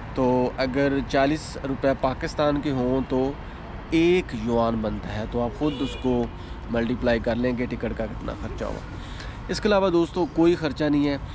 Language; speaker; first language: Urdu; non-native, local second language; Punjabi